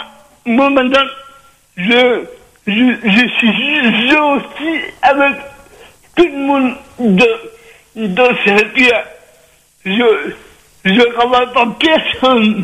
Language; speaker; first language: French; non-native, local second language; Réunion Creole French